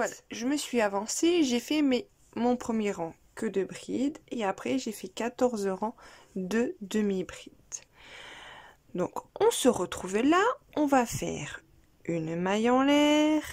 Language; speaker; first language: French; native; French